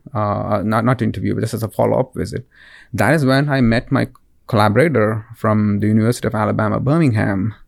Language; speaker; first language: English; non-native, local second language; Kannada